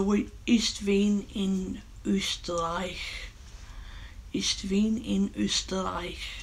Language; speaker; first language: German; non-native, learner; English